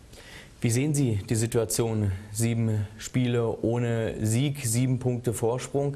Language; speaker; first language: German; native; German